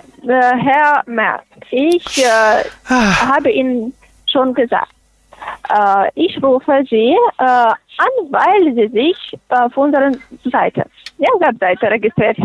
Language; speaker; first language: German; non-native, fluent; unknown